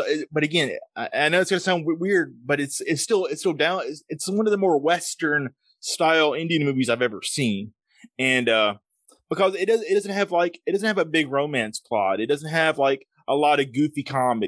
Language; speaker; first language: English; native; English